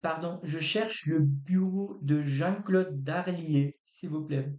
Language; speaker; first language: French; non-native, learner; Azerbaijani